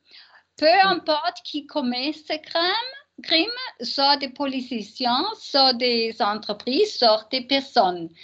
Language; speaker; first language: French; non-native, learner; German